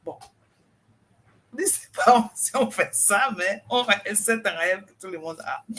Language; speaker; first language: French; non-native, fluent; Portuguese